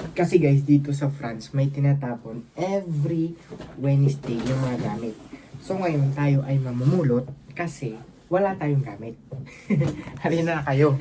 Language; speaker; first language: Filipino; native; Filipino